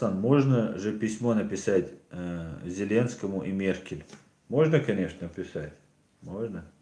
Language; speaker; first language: Russian; non-native, local second language; Chechen